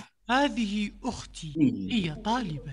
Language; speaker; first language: Arabic; non-native, learner; Indonesian